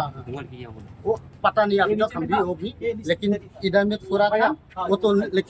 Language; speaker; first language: Hindi; non-native, local second language; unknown